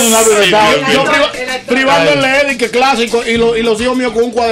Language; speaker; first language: Spanish; native; Spanish